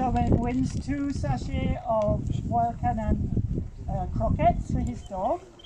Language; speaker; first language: English; non-native, learner; French